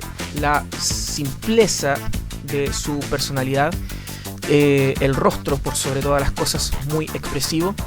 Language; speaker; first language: Spanish; native; Spanish